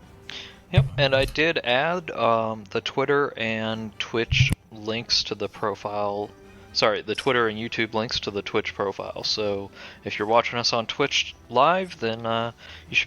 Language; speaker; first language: English; native; English